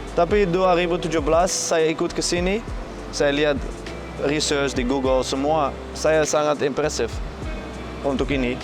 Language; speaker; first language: Indonesian; non-native, fluent; Dutch